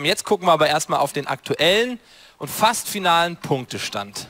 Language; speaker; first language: German; native; German